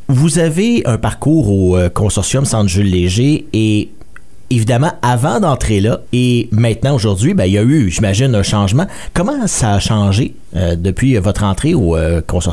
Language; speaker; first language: French; native; French